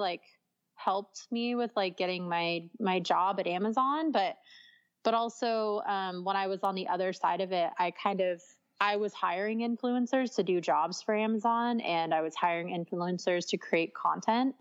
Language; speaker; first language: English; native; English